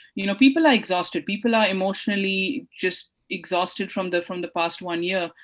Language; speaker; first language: English; non-native, local second language; Hindi